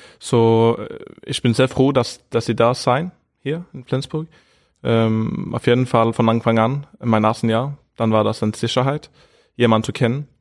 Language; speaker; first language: German; non-native, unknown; Norwegian